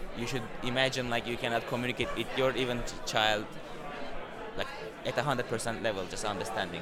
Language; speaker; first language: English; non-native, fluent; Turkish